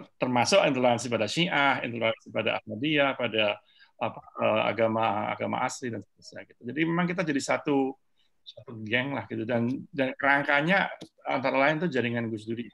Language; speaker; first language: Indonesian; native; Indonesian